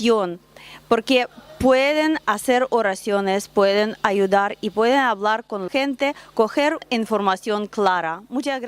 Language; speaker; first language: Spanish; non-native, learner; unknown